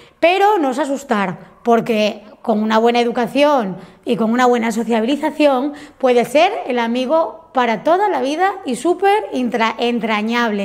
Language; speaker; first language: Spanish; native; Spanish